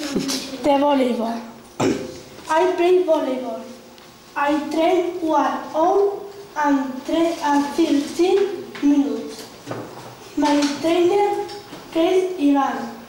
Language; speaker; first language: English; non-native, learner; Spanish